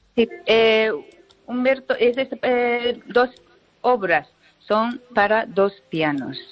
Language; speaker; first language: Spanish; non-native, learner; Japanese